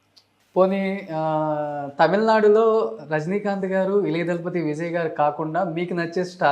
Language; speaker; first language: Telugu; native; Telugu